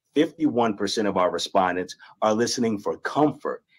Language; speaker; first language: English; native; English